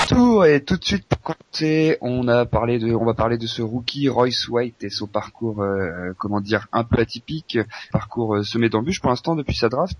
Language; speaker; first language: French; native; French